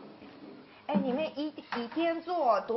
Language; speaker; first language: Chinese; non-native, learner; Japanese